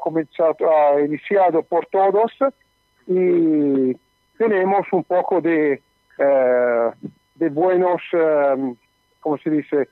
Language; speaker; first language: Spanish; non-native, learner; Italian